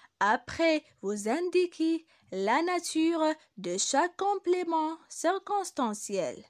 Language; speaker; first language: French; non-native, local second language; Arabic